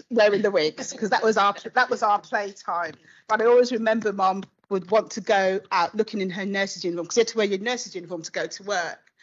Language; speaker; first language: English; native; English